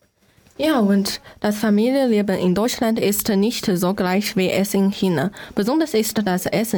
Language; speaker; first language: German; non-native, learner; Chinese